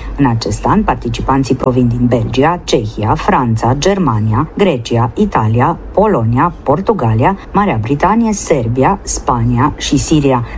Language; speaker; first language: Romanian; native; Romanian